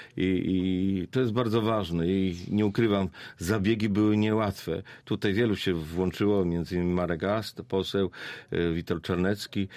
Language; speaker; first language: Polish; native; Polish